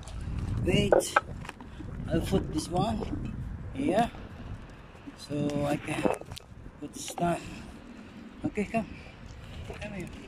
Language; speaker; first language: English; non-native, local second language; Filipino